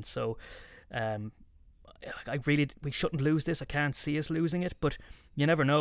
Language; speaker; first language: English; native; English